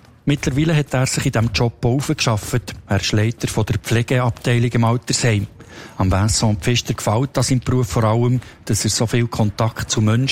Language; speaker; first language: German; native; German